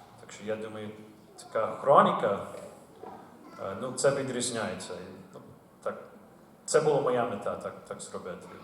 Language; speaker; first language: Ukrainian; early bilingual, heritage; Ukrainian